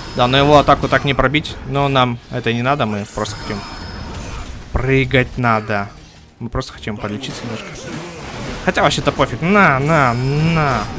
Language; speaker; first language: Russian; native; Russian